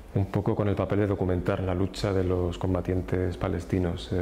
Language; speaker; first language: Spanish; native; Spanish